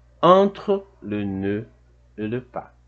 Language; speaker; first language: French; non-native, fluent; Portuguese